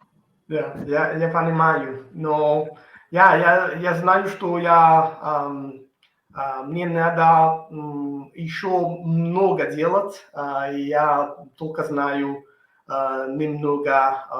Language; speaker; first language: Russian; non-native, learner; Italian